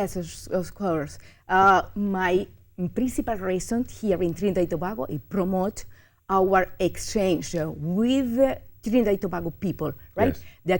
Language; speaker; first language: English; non-native, learner; Spanish